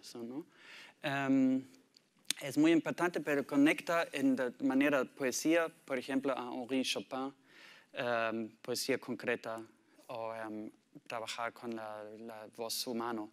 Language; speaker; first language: Spanish; non-native, learner; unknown